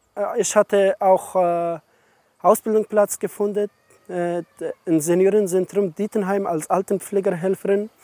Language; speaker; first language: German; non-native, learner; Persian